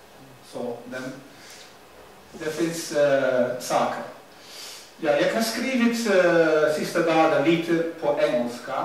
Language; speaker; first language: Swedish; non-native, learner; Dutch